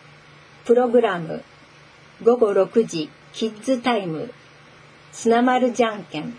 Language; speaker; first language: Japanese; native; Japanese